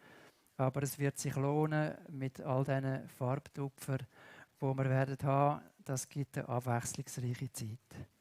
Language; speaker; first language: German; native; German